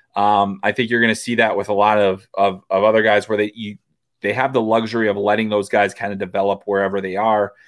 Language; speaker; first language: English; native; English